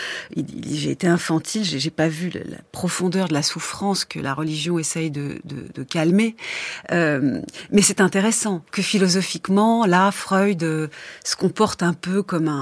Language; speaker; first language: French; native; French